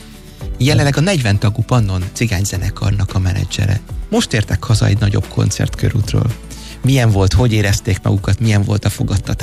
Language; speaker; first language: Hungarian; native; Hungarian